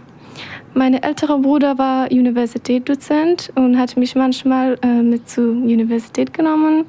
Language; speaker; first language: German; non-native, learner; Persian